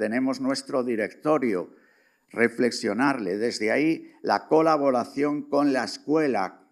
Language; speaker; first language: Spanish; native; Spanish